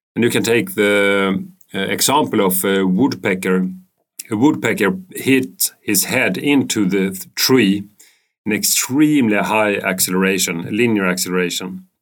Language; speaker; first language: English; non-native, fluent; Swedish